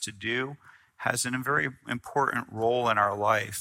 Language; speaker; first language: English; native; English